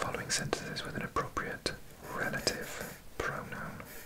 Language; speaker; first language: English; native; English